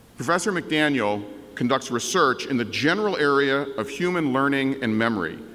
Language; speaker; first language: English; native; English